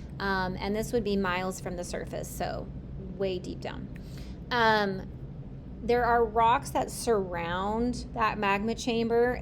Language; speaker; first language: English; native; English